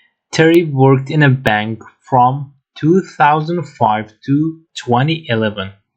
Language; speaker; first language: English; non-native, fluent; Turkish